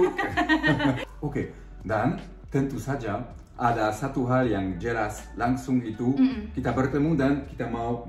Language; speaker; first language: Indonesian; non-native, fluent; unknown